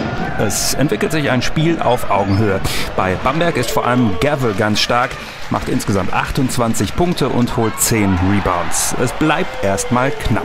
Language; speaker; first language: German; native; German